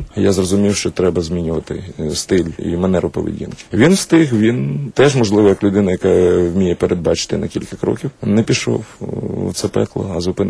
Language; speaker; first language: Ukrainian; native; Ukrainian